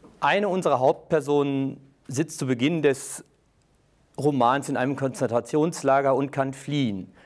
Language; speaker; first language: German; native; German